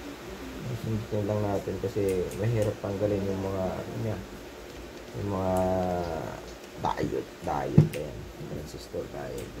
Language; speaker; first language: Filipino; native; Filipino